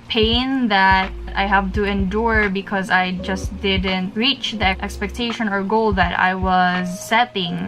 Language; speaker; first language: English; non-native, local second language; Filipino